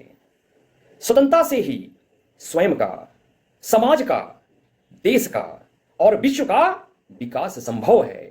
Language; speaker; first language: Hindi; native; Hindi